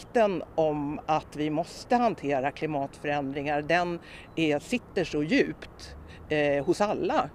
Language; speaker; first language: Swedish; native; Swedish